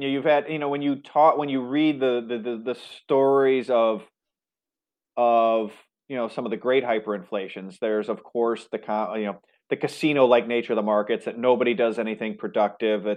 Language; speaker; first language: English; native; English